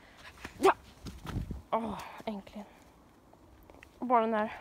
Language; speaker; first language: Swedish; native; Swedish